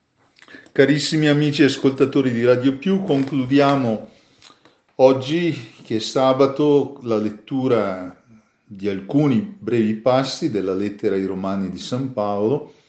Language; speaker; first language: Italian; native; Italian